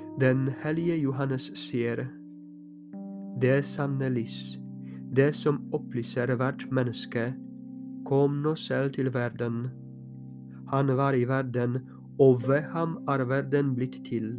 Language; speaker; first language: Norwegian; non-native, fluent; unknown